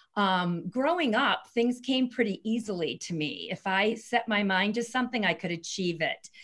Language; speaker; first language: English; native; English